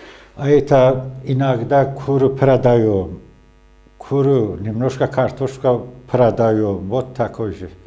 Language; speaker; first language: Russian; non-native, local second language; Azerbaijani